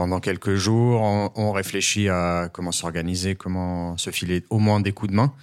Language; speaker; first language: French; non-native, local second language; Arabic